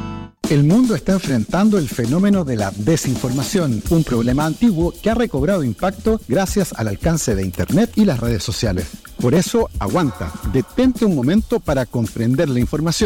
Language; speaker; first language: Spanish; native; Spanish